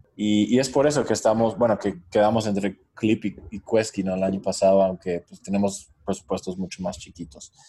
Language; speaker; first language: Spanish; non-native, fluent; English